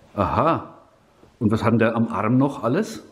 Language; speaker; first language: German; native; German